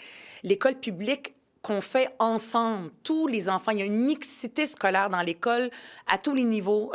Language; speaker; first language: French; early bilingual, other home language; Arabic